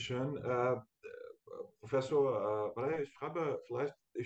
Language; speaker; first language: German; non-native, fluent; Portuguese